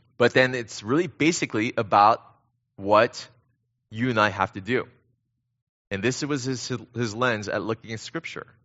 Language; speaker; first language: English; early bilingual, other home language; Korean